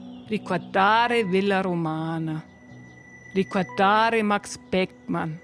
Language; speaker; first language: Italian; non-native, learner; German